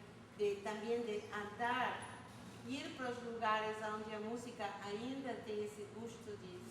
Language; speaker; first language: Portuguese; non-native, fluent; Spanish